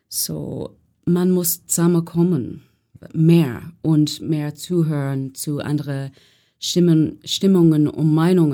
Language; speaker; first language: German; non-native, fluent; English